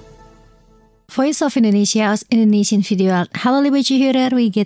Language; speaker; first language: German; non-native, fluent; Indonesian